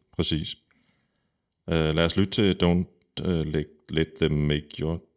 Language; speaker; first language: Danish; native; Danish